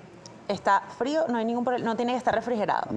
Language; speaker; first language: Spanish; native; Spanish